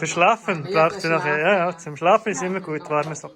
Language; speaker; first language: German; non-native, learner; Thai